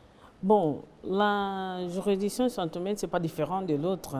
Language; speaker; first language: French; non-native, learner; Portuguese